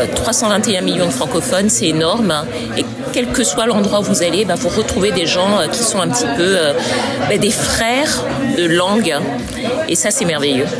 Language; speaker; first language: French; native; French